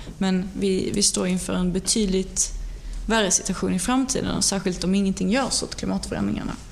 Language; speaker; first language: Swedish; native; Swedish